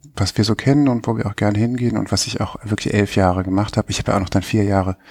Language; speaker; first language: German; native; German